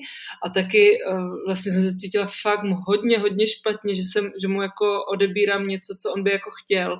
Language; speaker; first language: Czech; native; Czech